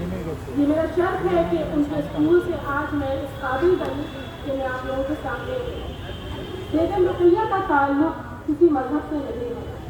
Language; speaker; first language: Urdu; native; Urdu